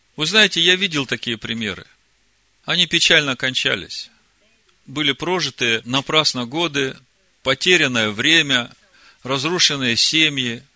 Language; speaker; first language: Russian; native; Russian